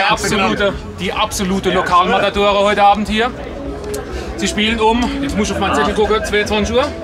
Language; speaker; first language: German; native; German